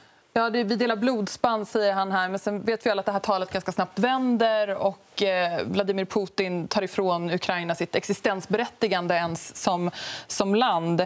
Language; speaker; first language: Swedish; native; Swedish